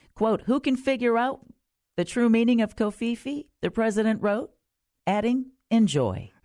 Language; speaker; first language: English; native; English